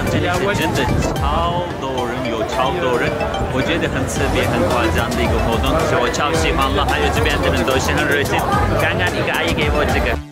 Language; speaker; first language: Chinese; non-native, learner; Turkish